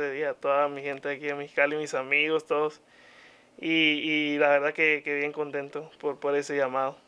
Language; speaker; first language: Spanish; native; Spanish